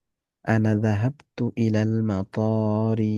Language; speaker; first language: Arabic; non-native, fluent; Bangla